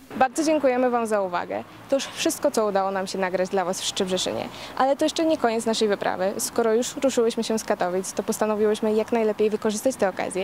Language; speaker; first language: Polish; native; Polish